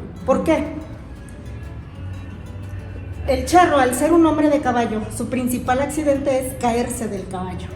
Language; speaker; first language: Spanish; native; Spanish